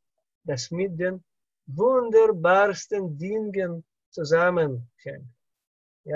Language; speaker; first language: German; non-native, learner; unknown